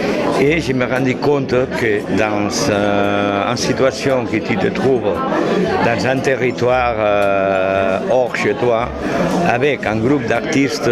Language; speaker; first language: French; non-native, fluent; Catalan